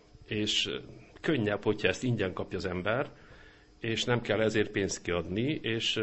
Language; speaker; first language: Hungarian; native; Hungarian